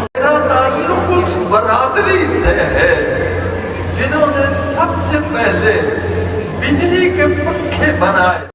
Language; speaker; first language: Urdu; non-native, local second language; Punjabi